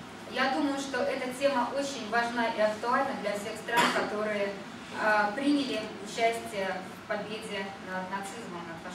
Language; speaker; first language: Russian; native; Russian